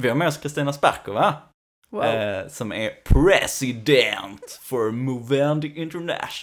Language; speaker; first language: Swedish; native; Swedish